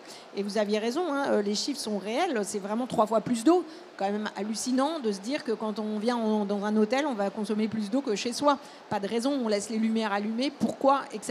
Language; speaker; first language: French; native; French